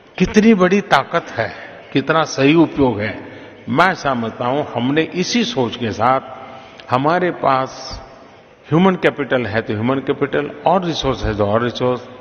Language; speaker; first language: Hindi; non-native, local second language; Gujarati